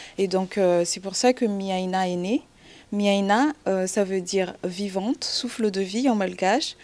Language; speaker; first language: French; non-native, local second language; Malagasy